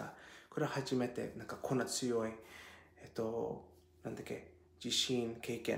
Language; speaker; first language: Japanese; non-native, learner; English